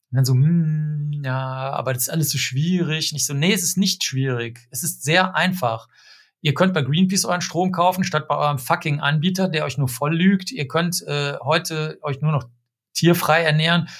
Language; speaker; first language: German; native; German